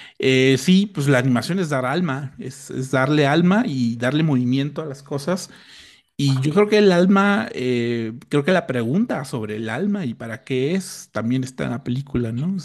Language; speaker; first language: Spanish; native; Spanish